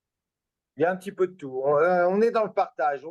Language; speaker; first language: French; native; French